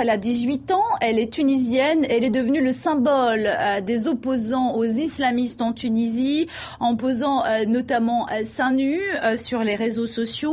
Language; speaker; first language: French; native; French